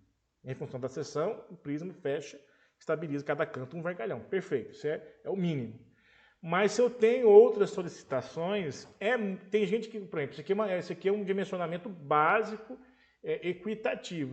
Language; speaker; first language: Portuguese; native; Portuguese